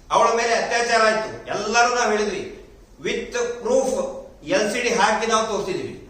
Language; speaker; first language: Kannada; native; Kannada